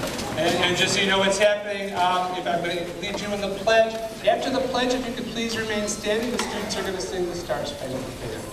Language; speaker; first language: English; native; English